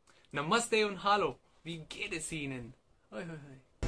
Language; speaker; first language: German; non-native, fluent; Hindi